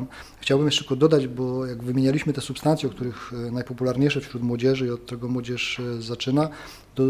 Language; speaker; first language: Polish; native; Polish